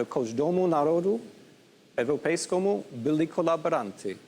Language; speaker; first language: Ukrainian; non-native, learner; English